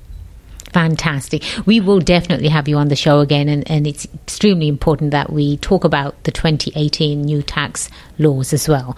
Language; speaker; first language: English; native; English